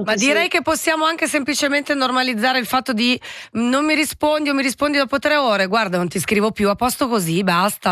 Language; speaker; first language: Italian; native; Italian